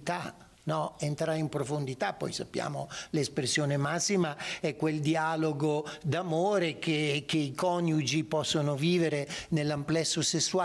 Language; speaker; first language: Italian; native; Italian